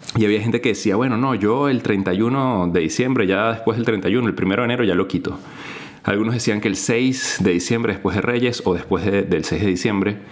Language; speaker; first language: Spanish; native; Spanish